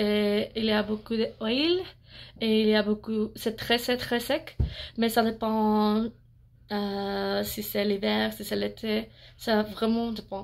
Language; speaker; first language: French; non-native, learner; English